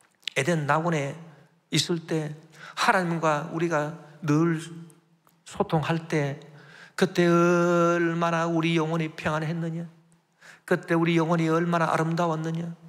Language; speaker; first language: Korean; native; Korean